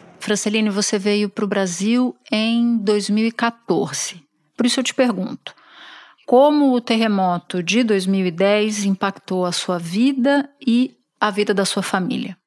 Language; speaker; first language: Portuguese; native; Portuguese